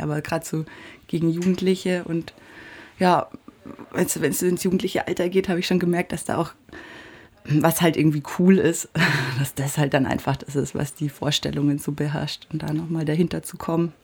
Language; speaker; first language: German; native; German